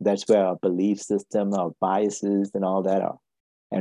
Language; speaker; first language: English; non-native, local second language; Tamil